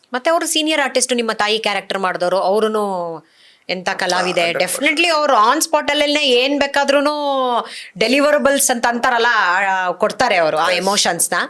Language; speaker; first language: Kannada; native; Kannada